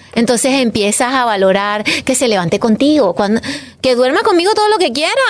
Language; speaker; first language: Spanish; native; Spanish